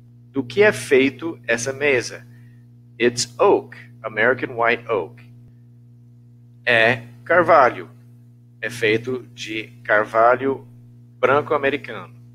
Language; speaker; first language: Portuguese; non-native, fluent; English